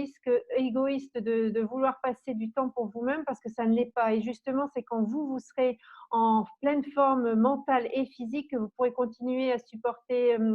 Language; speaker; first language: French; native; French